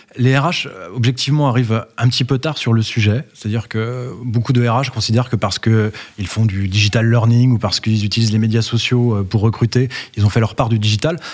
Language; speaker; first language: French; native; French